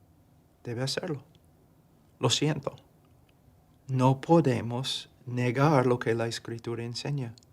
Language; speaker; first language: Spanish; non-native, fluent; English